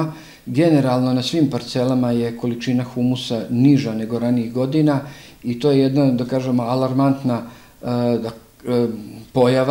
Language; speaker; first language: Serbian; native; Serbian